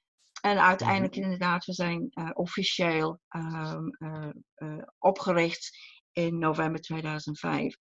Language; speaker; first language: Dutch; non-native, fluent; English